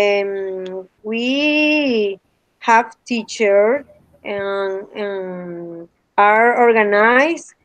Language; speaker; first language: English; non-native, learner; Spanish